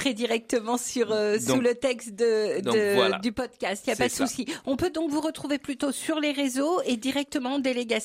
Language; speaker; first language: French; native; French